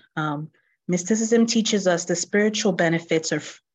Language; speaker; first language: English; non-native, local second language; Yoruba